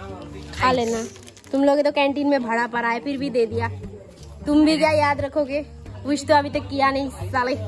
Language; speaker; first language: Hindi; non-native, local second language; Bangla